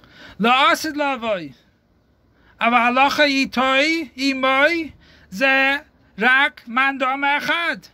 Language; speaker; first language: Hebrew; non-native, fluent; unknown